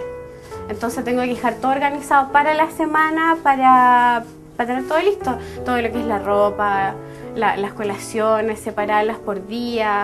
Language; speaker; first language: Spanish; native; Spanish